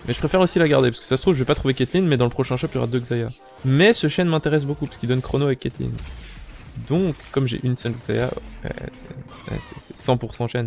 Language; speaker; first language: French; native; French